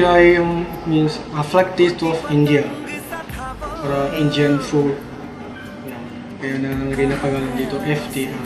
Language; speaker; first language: Filipino; non-native, learner; Punjabi